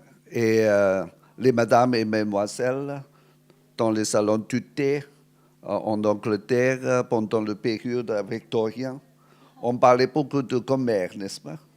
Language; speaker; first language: French; non-native, fluent; Cantonese